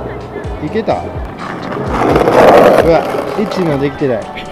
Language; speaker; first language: Japanese; non-native, fluent; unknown